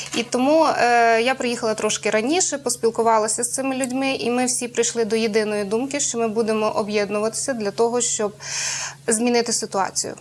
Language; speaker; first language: Ukrainian; native; Ukrainian